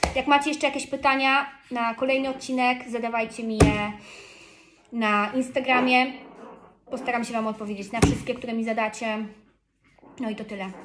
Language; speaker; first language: Polish; early bilingual, heritage; Polish